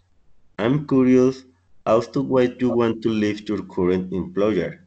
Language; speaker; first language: English; non-native, learner; Spanish